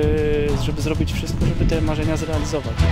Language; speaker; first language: Polish; native; Polish